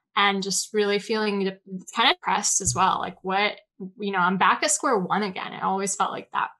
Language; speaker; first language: English; native; English